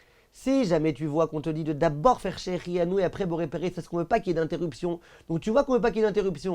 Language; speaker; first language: French; native; French